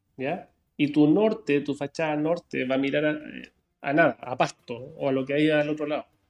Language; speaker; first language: Spanish; native; Spanish